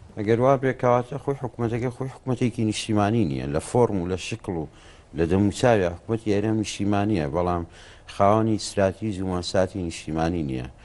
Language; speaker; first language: Central Kurdish; native; Central Kurdish